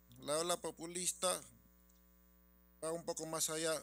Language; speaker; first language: Spanish; native; Spanish